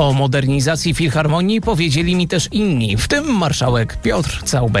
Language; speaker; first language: Polish; native; Polish